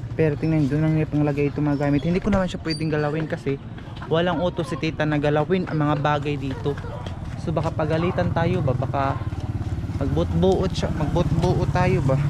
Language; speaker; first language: Filipino; non-native, local second language; Cebuano